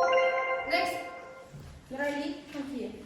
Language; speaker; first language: English; non-native, learner; Kazakh